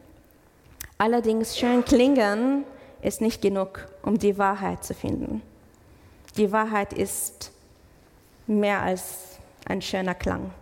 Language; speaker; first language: German; non-native, fluent; English